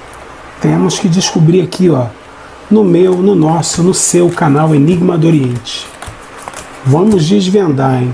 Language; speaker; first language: Portuguese; native; Portuguese